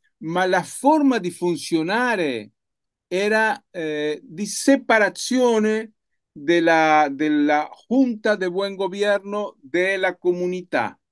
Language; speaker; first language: Italian; non-native, learner; Spanish